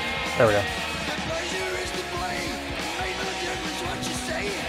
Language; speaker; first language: English; native; English